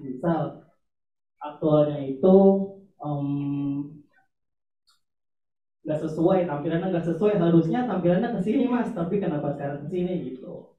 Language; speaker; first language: Indonesian; native; Indonesian